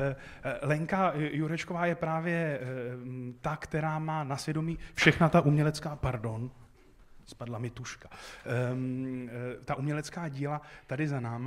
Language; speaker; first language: Czech; native; Czech